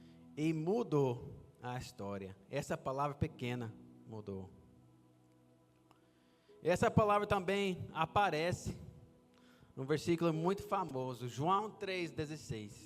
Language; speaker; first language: Portuguese; non-native, fluent; English